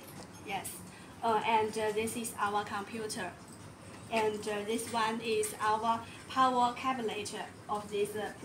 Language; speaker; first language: English; non-native, learner; Chinese